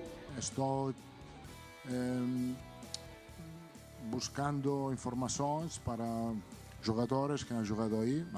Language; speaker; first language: Portuguese; non-native, learner; Spanish